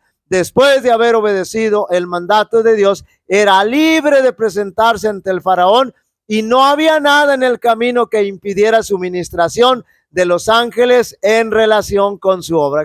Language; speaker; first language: Spanish; native; Spanish